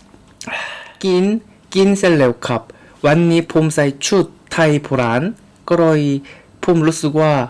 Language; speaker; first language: Thai; non-native, learner; Korean